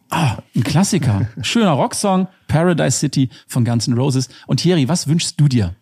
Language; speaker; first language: German; native; German